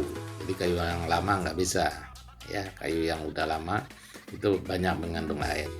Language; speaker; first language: Indonesian; non-native, local second language; Minangkabau